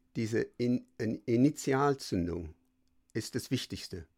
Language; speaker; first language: German; non-native, fluent; English